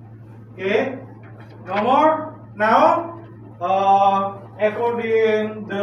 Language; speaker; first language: English; non-native, learner; Indonesian